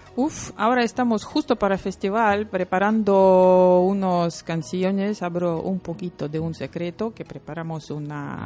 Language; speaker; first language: Spanish; non-native, learner; Lithuanian